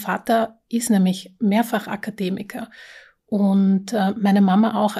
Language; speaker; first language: German; early bilingual, other home language; Slovak